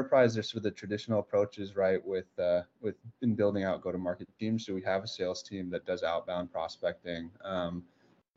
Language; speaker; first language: English; native; English